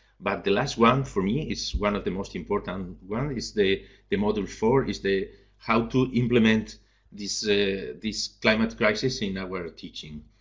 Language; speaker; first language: English; non-native, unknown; Spanish